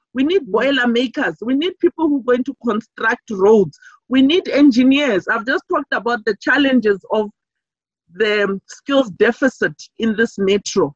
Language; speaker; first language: English; non-native, local second language; Southern Sotho